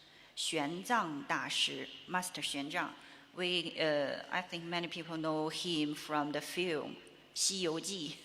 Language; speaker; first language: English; non-native, learner; Chinese